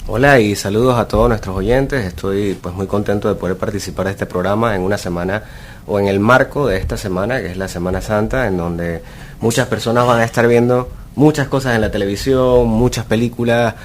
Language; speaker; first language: Spanish; native; Spanish